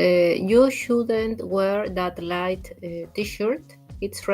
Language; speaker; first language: English; non-native, learner; Spanish